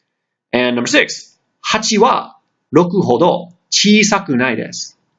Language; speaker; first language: Japanese; non-native, fluent; English